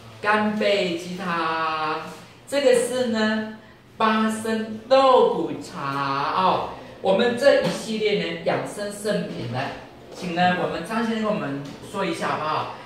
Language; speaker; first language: Chinese; native; Chinese